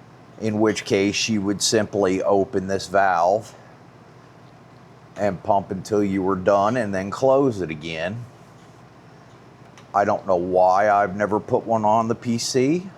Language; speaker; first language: English; native; English